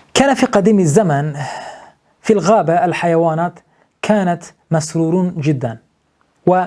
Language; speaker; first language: Arabic; non-native, fluent; Turkish